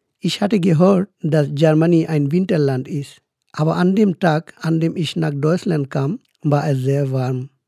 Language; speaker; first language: German; non-native, fluent; Bangla